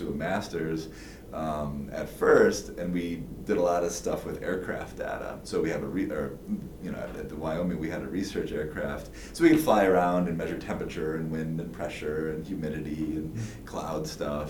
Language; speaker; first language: English; native; English